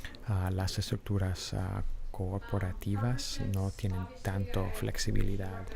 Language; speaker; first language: Spanish; non-native, fluent; English